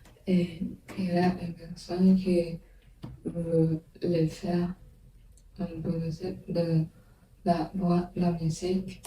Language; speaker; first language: French; non-native, learner; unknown